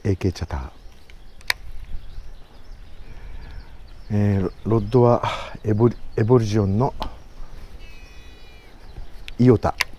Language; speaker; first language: Japanese; native; Japanese